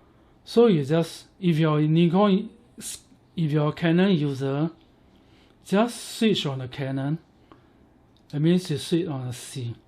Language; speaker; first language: English; non-native, learner; Chinese